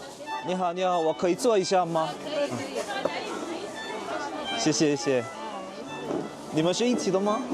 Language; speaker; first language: Chinese; non-native, learner; Korean